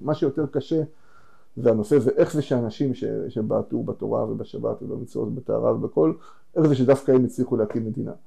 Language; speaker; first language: Hebrew; native; Hebrew